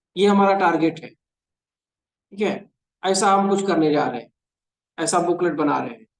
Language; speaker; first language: Hindi; native; Hindi